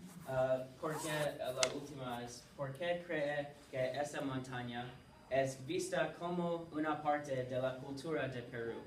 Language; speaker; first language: Spanish; non-native, learner; English